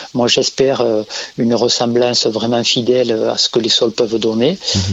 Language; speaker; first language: French; native; French